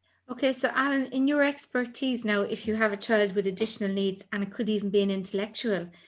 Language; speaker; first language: English; native; English